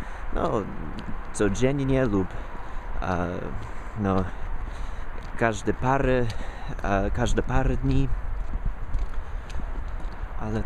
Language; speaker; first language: Polish; non-native, fluent; English